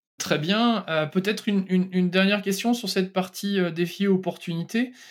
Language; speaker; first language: French; native; French